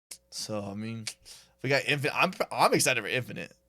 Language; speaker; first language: English; native; English